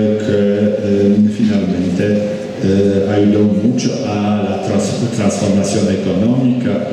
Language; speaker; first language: Spanish; non-native, fluent; Polish